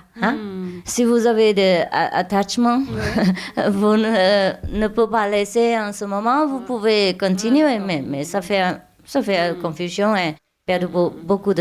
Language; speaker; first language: French; non-native, learner; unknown